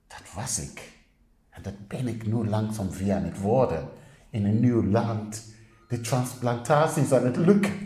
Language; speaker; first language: Dutch; non-native, fluent; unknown